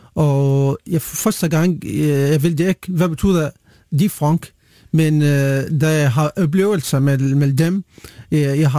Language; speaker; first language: Danish; non-native, learner; Arabic